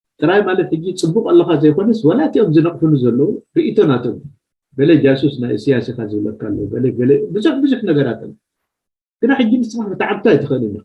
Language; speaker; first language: Tigrinya; native; Tigrinya